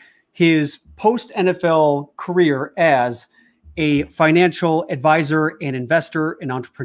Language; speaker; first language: English; native; English